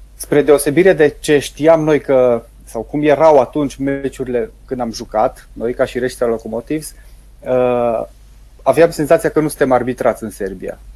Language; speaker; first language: Romanian; native; Romanian